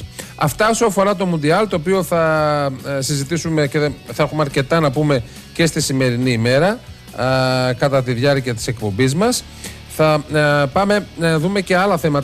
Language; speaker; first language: Greek; native; Greek